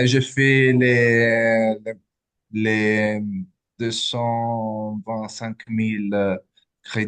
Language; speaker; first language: French; non-native, fluent; Italian